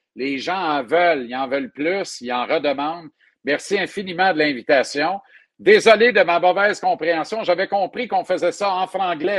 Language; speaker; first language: French; native; French